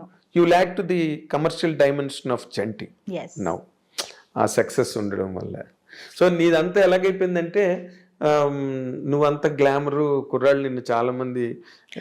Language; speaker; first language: Telugu; native; Telugu